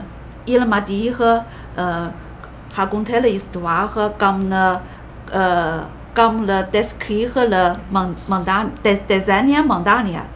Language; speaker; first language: French; non-native, learner; Chinese